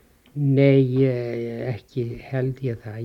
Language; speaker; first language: Icelandic; early bilingual, heritage; Icelandic